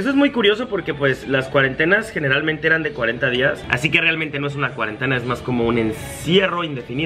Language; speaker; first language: Spanish; native; Spanish